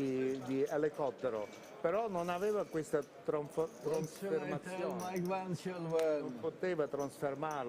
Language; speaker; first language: Italian; non-native, learner; Russian